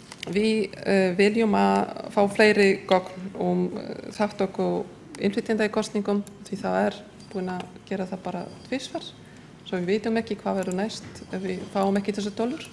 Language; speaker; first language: Icelandic; non-native, fluent; Polish